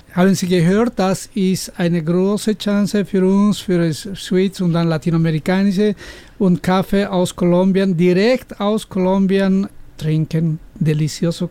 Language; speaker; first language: German; non-native, learner; Spanish